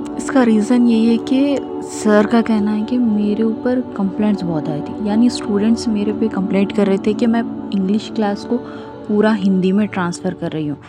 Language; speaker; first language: Hindi; non-native, local second language; Urdu